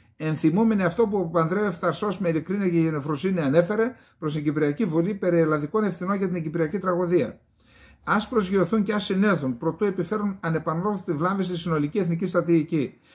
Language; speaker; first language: Greek; native; Greek